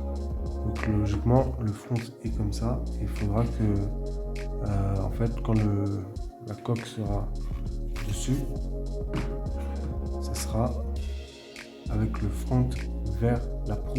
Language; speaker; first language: French; native; French